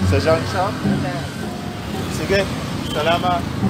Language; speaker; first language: Filipino; non-native, learner; Arabic